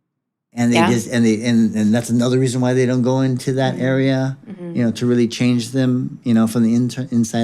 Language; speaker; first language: English; native; English